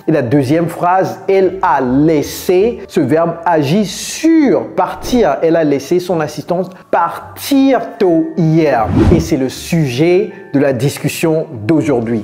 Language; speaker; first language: French; native; French